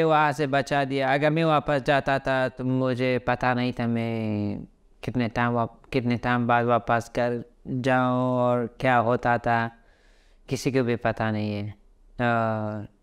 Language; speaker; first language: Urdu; early bilingual, other home language; Pashto